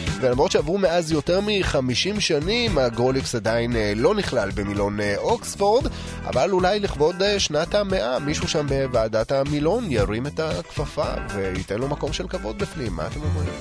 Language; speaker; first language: Hebrew; native; Hebrew